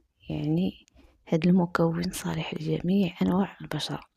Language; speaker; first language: Arabic; native; Arabic